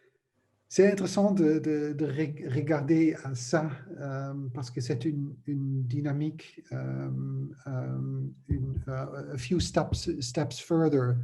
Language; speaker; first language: French; non-native, learner; Dutch